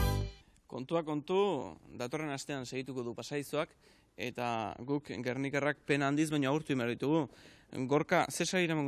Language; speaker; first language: Basque; native; Basque